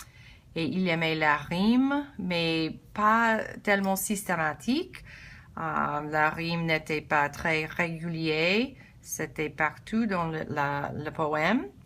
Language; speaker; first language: French; non-native, learner; English